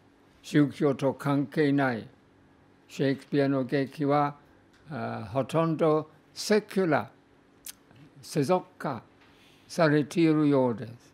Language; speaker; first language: Japanese; non-native, fluent; English